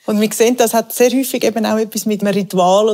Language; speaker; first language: German; native; German